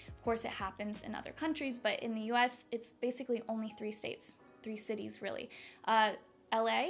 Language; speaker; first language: English; native; English